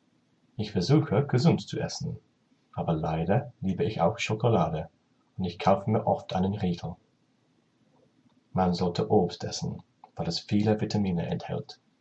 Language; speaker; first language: German; non-native, learner; English